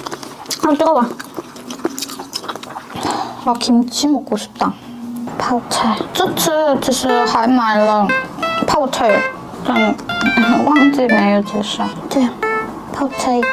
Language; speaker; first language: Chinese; non-native, learner; Korean